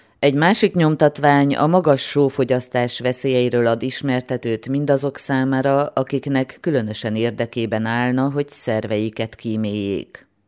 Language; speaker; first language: Hungarian; native; Hungarian